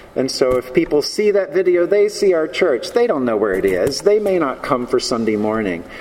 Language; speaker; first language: English; native; English